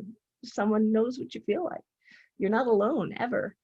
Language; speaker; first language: English; native; English